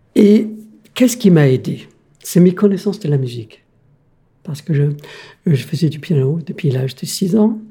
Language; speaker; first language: French; non-native, fluent; Danish